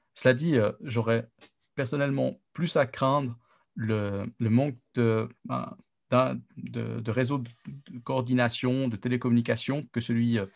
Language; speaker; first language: French; native; French